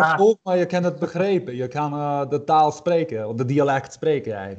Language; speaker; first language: Dutch; non-native, fluent; German